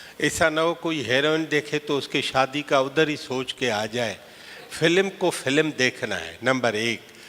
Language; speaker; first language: Urdu; non-native, local second language; Sindhi